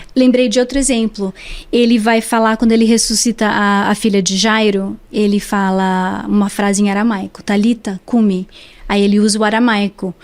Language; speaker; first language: Portuguese; early bilingual, other home language; English